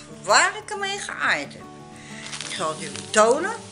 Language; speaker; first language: Dutch; native; Dutch